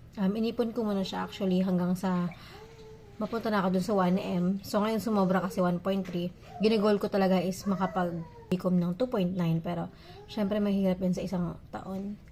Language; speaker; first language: Filipino; non-native, local second language; Iloko